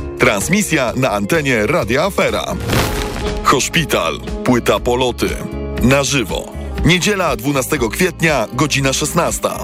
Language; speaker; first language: Polish; native; Polish